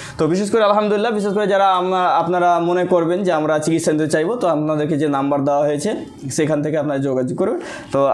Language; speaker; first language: Bangla; native; Bangla